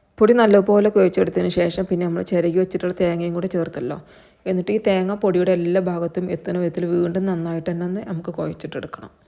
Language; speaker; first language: Malayalam; native; Malayalam